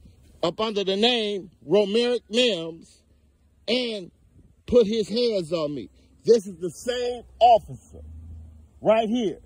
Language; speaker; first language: English; native; English